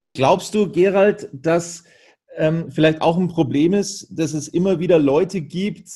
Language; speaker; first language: German; native; German